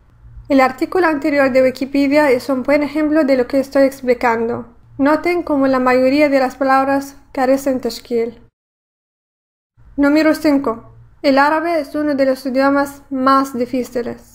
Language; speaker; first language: Spanish; non-native, fluent; Arabic